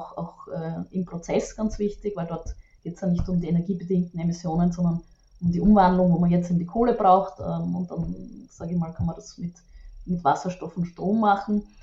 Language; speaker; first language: German; native; German